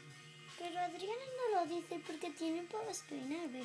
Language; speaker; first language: Spanish; native; Spanish